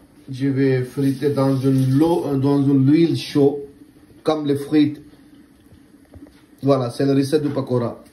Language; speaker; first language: French; non-native, learner; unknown